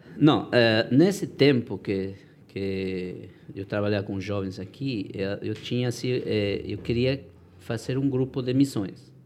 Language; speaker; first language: Portuguese; non-native, fluent; Spanish